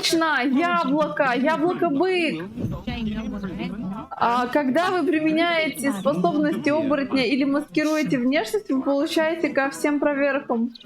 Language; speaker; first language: Russian; native; Russian